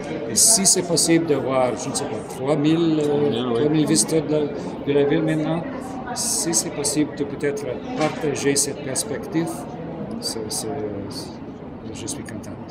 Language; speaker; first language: French; non-native, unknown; English